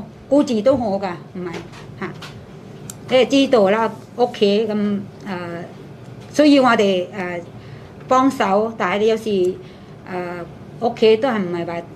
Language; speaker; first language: Cantonese; non-native, fluent; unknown